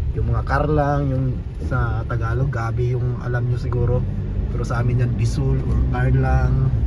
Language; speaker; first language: Filipino; non-native, local second language; Cebuano